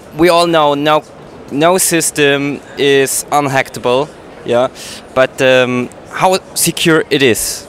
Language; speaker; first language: English; non-native, learner; German